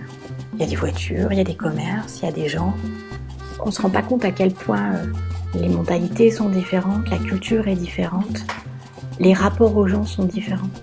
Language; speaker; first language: French; native; French